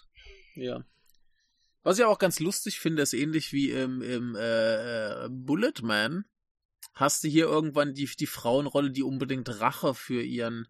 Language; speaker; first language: German; native; German